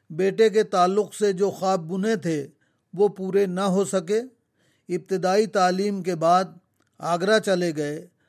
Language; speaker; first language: Urdu; native; Urdu